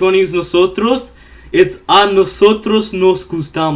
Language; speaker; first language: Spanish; non-native, learner; English